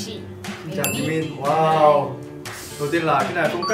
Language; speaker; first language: Vietnamese; non-native, fluent; Korean